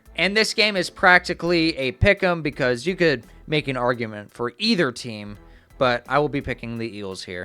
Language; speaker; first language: English; native; English